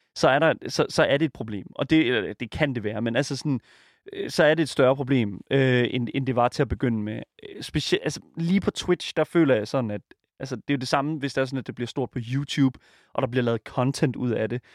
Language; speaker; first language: Danish; native; Danish